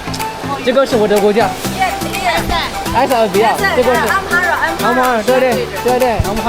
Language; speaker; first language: Chinese; non-native, learner; Amharic